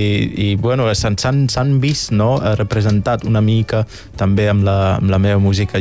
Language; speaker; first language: Catalan; non-native, fluent; Mandingo